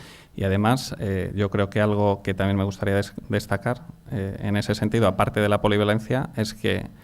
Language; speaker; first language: Spanish; native; Spanish